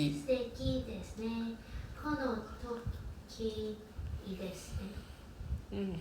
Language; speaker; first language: Japanese; non-native, learner; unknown